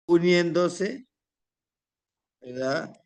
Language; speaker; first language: Spanish; native; Spanish